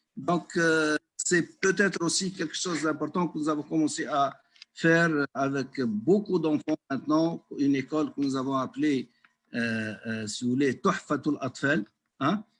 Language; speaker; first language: French; non-native, local second language; Arabic